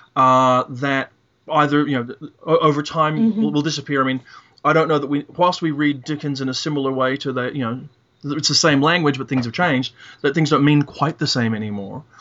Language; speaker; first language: English; native; English